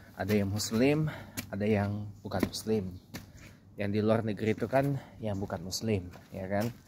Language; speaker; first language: Indonesian; native; Indonesian